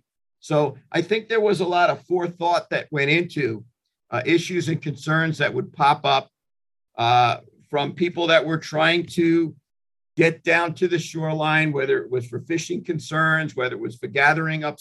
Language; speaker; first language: English; native; English